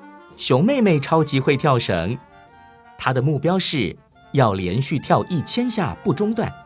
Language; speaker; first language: Chinese; native; Chinese